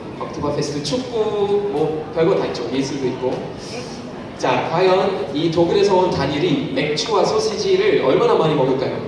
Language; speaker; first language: Korean; non-native, fluent; German